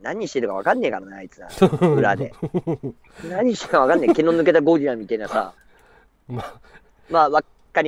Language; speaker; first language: Japanese; native; Japanese